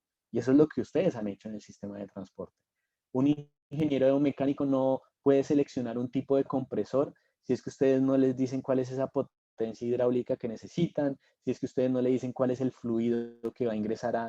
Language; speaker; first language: Spanish; native; Spanish